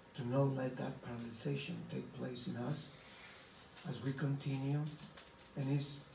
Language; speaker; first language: English; non-native, fluent; Spanish